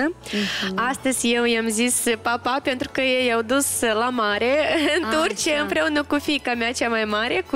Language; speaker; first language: Romanian; non-native, local second language; Russian